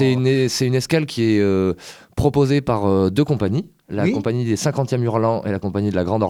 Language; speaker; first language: French; native; French